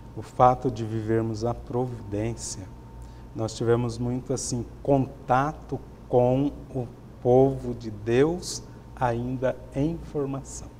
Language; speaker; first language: Portuguese; native; Portuguese